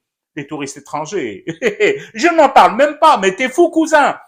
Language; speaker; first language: French; non-native, local second language; Arabic